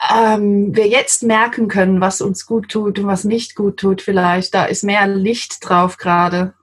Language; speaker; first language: German; non-native, fluent; English